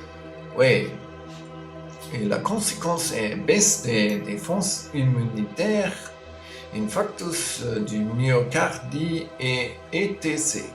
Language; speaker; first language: French; non-native, fluent; German